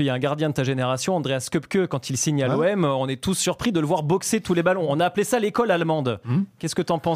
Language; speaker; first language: French; native; French